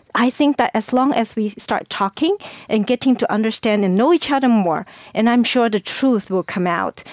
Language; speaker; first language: English; non-native, fluent; Chinese